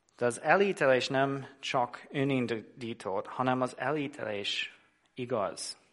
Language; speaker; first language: Hungarian; non-native, fluent; English